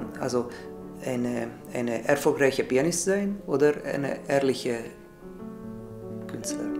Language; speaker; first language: German; non-native, learner; Hungarian